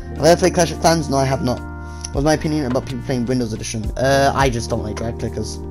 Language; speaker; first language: English; native; English